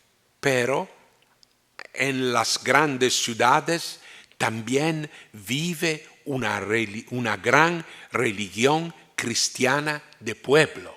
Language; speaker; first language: Spanish; non-native, fluent; Italian